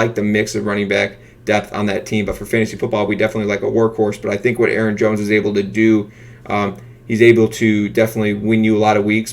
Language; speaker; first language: English; native; English